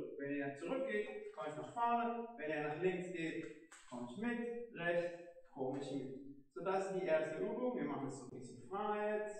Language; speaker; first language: German; non-native, fluent; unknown